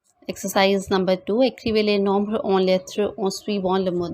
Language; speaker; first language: French; non-native, fluent; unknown